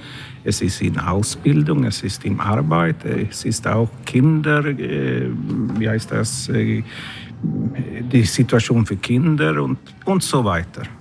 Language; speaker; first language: German; non-native, learner; Swedish